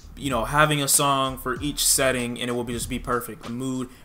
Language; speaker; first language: English; native; English